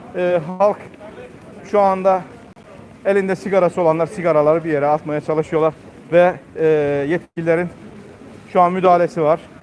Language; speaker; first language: Turkish; native; Turkish